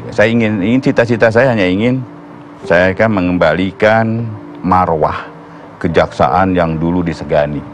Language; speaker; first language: Indonesian; native; Indonesian